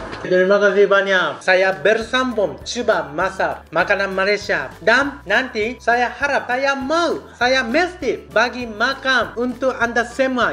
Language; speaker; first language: Malay; non-native, learner; Japanese